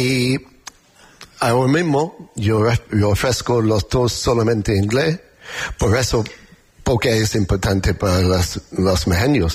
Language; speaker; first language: Spanish; non-native, learner; English